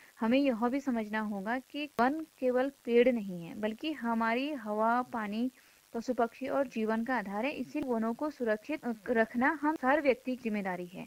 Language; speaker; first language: Hindi; native; Hindi